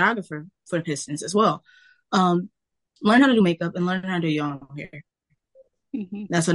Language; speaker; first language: English; native; English